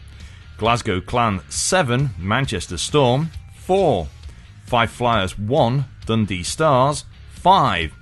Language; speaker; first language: English; native; English